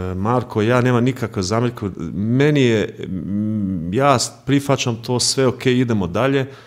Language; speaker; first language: Croatian; early bilingual, heritage; Croatian